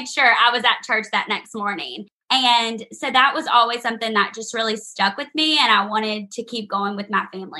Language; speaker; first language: English; native; English